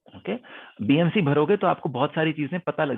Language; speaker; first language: Hindi; native; Hindi